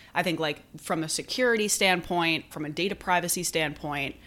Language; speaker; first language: English; native; English